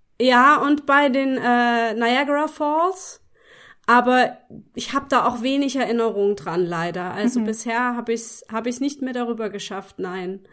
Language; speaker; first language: German; native; German